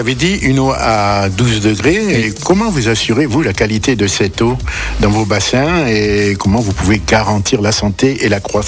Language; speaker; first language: French; native; French